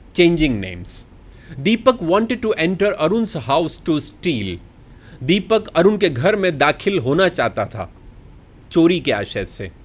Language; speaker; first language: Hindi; non-native, local second language; Gujarati